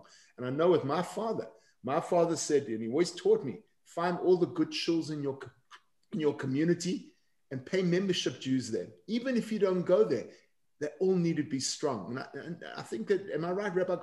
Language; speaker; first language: English; native; English